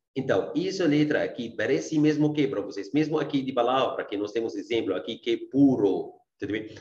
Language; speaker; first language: Portuguese; non-native, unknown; Arabic